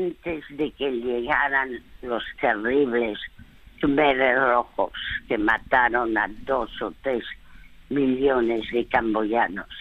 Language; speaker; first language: Spanish; early bilingual, other home language; French